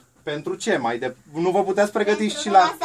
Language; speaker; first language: Romanian; native; Romanian